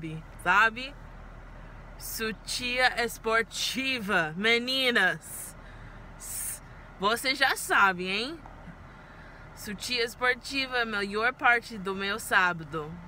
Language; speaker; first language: Portuguese; non-native, learner; English